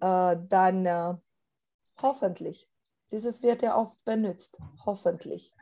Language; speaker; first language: German; non-native, fluent; Romanian